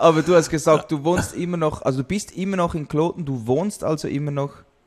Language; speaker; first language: German; native; German